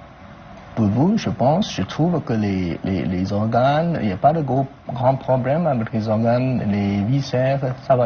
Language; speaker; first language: French; non-native, fluent; Chinese